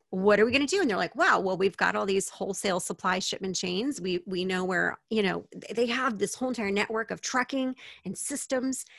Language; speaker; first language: English; native; English